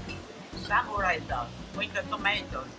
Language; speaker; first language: English; non-native, learner; Italian